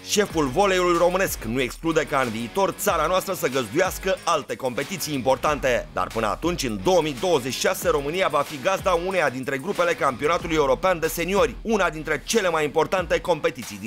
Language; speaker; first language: Romanian; native; Romanian